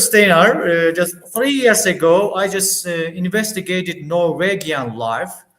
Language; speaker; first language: English; non-native, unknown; Azerbaijani